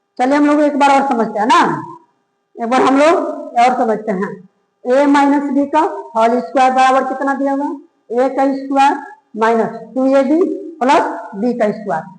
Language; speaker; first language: Hindi; native; Hindi